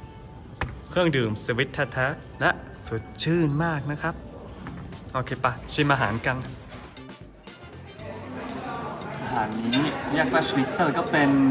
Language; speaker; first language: Thai; early bilingual, heritage; Thai